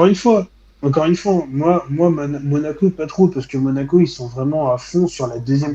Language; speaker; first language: French; native; French